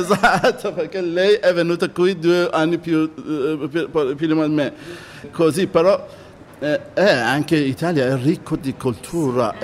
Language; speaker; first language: Italian; non-native, learner; Persian